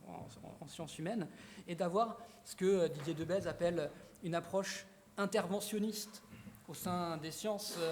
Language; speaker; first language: French; native; French